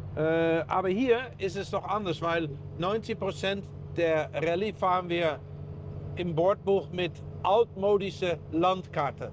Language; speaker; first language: German; native; German